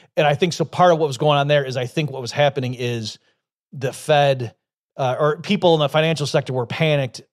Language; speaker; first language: English; native; English